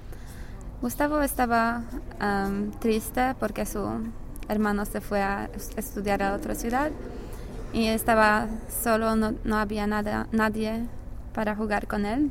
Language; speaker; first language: Spanish; non-native, learner; English